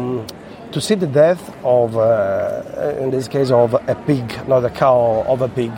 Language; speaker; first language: English; non-native, fluent; Italian